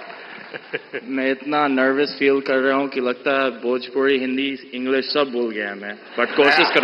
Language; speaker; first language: Hindi; early bilingual, heritage; Hindi